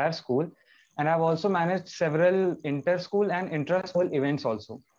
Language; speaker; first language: English; non-native, local second language; Hindi